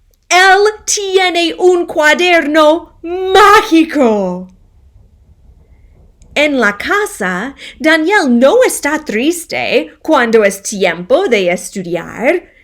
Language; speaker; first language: Spanish; non-native, fluent; English